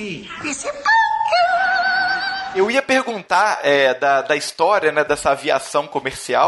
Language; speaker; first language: Portuguese; native; Portuguese